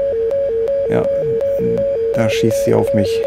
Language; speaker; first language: German; native; German